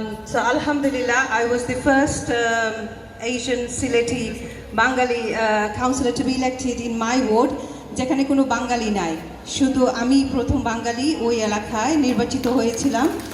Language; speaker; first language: Bangla; early bilingual, heritage; Bangla